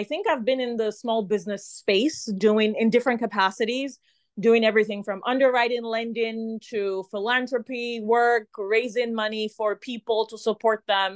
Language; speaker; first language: English; non-native, local second language; Yoruba